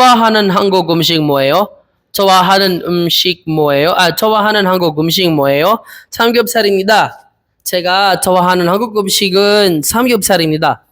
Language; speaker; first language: Korean; non-native, learner; Filipino